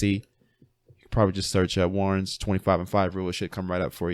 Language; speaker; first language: English; native; English